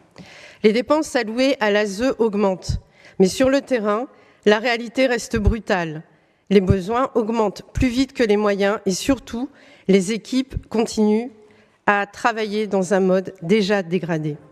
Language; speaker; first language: French; native; French